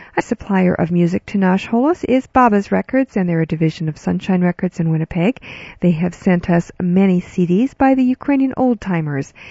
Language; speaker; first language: English; early bilingual, other home language; Ukrainian